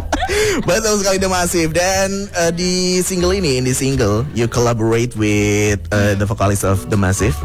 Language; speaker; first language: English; non-native, learner; Indonesian